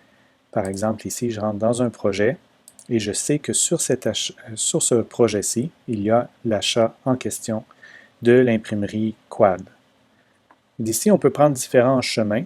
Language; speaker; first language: French; native; French